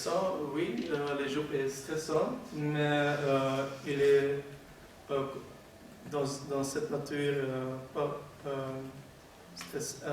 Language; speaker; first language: French; non-native, learner; Dutch